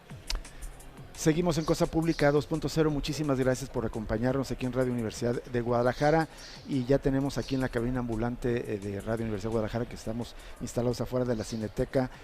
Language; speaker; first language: Spanish; native; Spanish